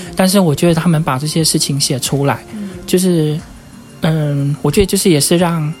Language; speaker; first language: Chinese; native; Chinese